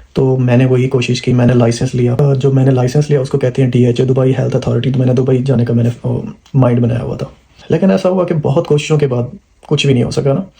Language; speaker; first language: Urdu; non-native, local second language; Punjabi